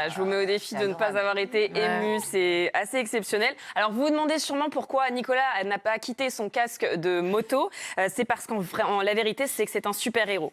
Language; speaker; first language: French; native; French